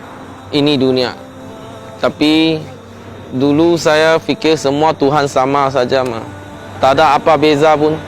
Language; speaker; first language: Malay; non-native, local second language; Chinese